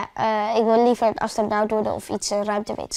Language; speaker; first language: Dutch; early bilingual, other home language; Arabic